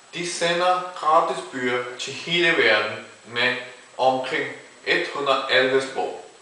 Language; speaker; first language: Danish; early bilingual, other home language; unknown